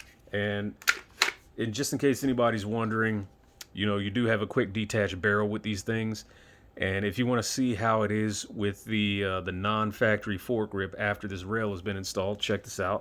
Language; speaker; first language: English; native; English